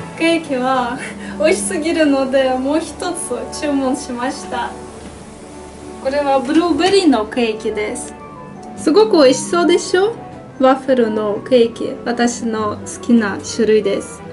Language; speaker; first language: Japanese; non-native, fluent; Russian